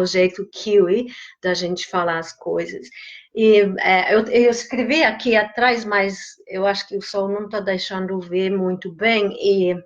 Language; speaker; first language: Portuguese; non-native, fluent; English